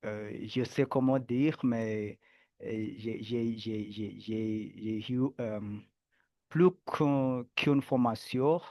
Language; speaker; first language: French; non-native, learner; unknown